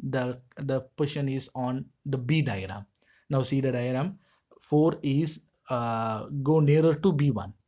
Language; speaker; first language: English; non-native, local second language; Tamil